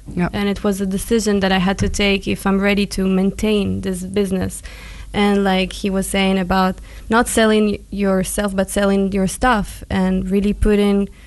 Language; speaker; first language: English; non-native, fluent; Hebrew